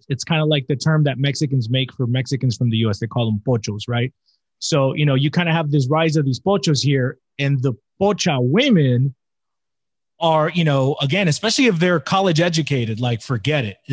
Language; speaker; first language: English; native; English